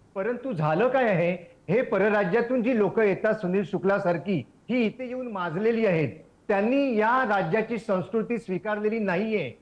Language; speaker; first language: Marathi; native; Marathi